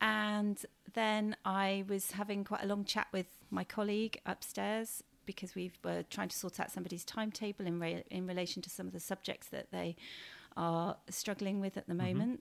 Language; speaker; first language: English; native; English